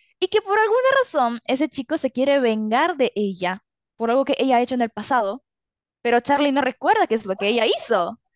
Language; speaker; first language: Spanish; early bilingual, other home language; Italian